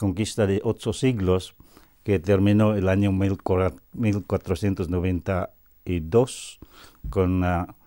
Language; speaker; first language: Spanish; non-native, fluent; Cebuano